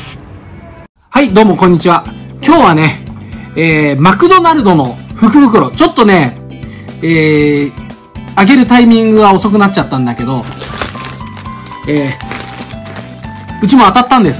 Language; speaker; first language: Japanese; native; Japanese